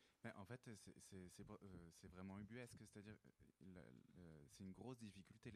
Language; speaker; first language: French; native; French